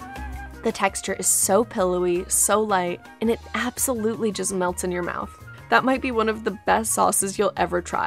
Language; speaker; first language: English; native; English